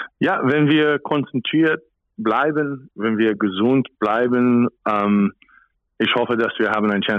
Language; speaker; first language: German; non-native, fluent; English